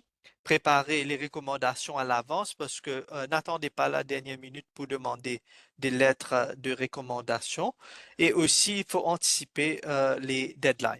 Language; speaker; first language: French; non-native, fluent; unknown